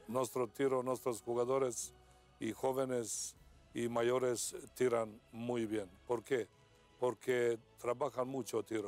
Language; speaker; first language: Spanish; non-native, fluent; Serbian